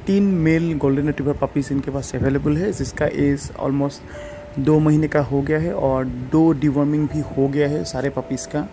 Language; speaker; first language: Hindi; native; Hindi